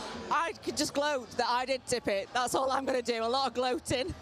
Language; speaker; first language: English; native; English